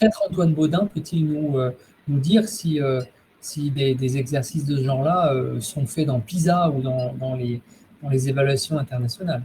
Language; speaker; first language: French; native; French